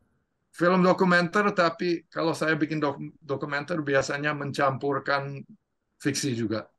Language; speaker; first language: Indonesian; non-native, fluent; English